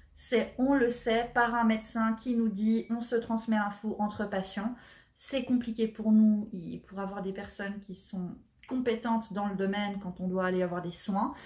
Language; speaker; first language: French; native; French